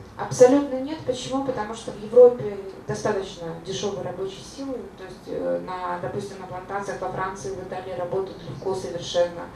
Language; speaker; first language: Russian; native; Russian